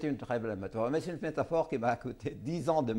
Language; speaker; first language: French; non-native, local second language; Arabic